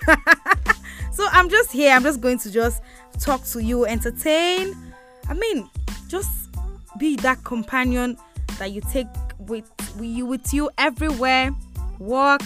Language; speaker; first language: English; non-native, local second language; Igbo